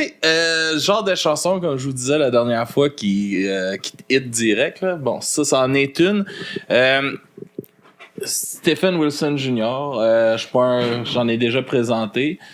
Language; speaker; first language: French; native; French